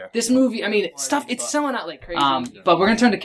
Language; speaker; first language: English; native; English